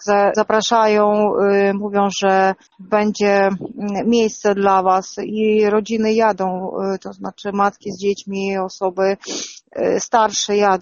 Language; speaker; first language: Polish; non-native, fluent; Russian